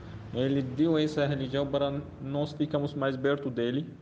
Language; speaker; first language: Portuguese; non-native, fluent; Arabic